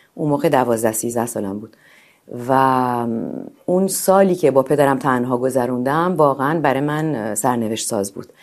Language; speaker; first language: Persian; native; Persian